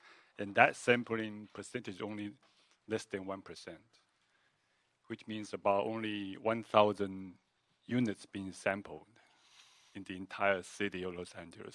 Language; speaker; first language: English; non-native, fluent; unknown